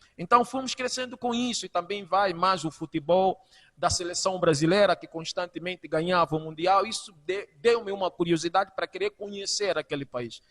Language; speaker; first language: Portuguese; native; Portuguese